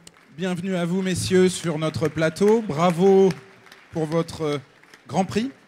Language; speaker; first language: French; native; French